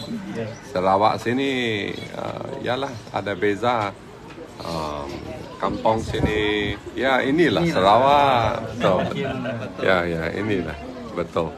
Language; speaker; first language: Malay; non-native, local second language; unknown